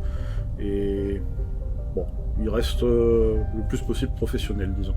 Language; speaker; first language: French; native; French